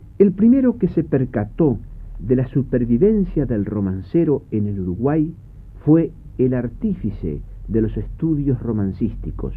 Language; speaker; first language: Spanish; native; Spanish